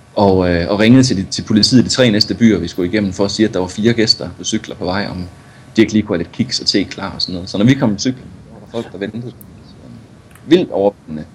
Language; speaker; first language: Danish; native; Danish